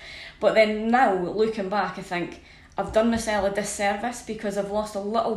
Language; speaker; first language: English; native; English